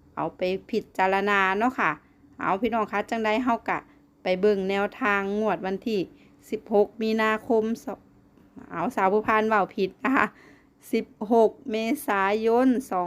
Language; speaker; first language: Thai; native; Thai